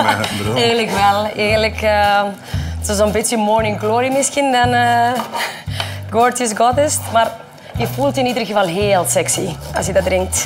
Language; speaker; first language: Dutch; non-native, fluent; Icelandic